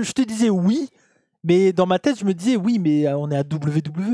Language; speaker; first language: French; native; French